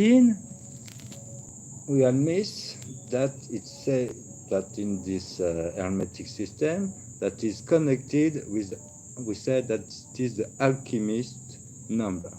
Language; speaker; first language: English; non-native, learner; French